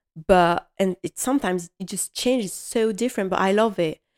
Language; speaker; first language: English; non-native, fluent; French